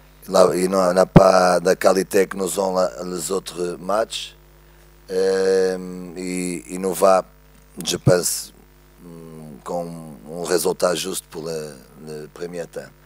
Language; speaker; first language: French; non-native, learner; Portuguese